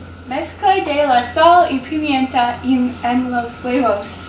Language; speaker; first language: Spanish; non-native, learner; English